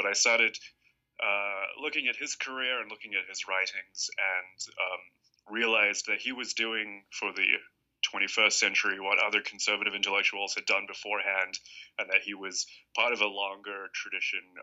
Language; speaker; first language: English; native; English